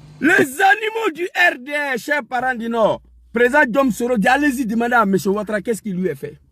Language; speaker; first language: French; non-native, local second language; Dyula